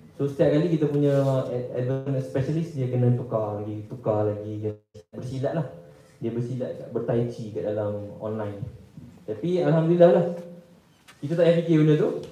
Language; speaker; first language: Malay; native; Malay